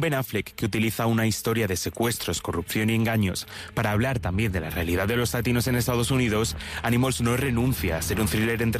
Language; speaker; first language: Spanish; native; Spanish